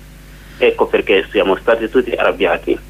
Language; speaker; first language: Italian; non-native, learner; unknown